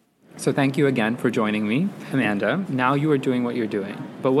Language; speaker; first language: English; non-native, local second language; Sinhala